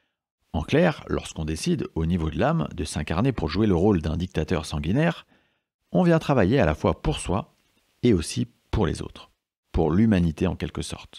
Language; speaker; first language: French; native; French